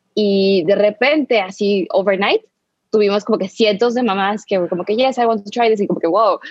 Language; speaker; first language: Spanish; native; Spanish